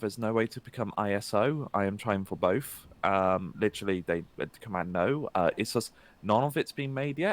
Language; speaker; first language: English; native; English